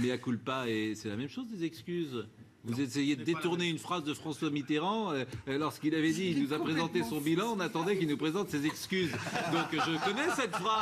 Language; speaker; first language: French; native; French